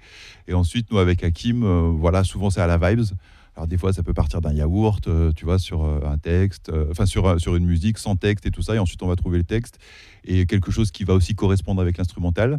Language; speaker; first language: French; early bilingual, other home language; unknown